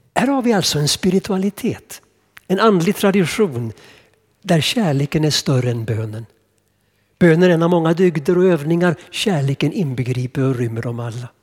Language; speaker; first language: Swedish; native; Swedish